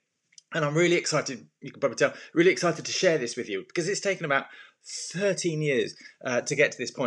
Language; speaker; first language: English; native; English